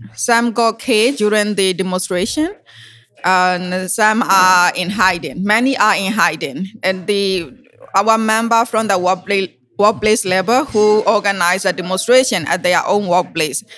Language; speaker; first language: English; non-native, learner; Burmese